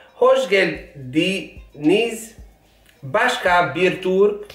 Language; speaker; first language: Turkish; non-native, learner; Italian